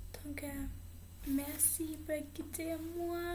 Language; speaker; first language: French; non-native, learner; English